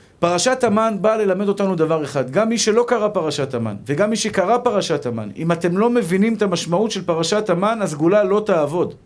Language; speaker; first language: Hebrew; native; Hebrew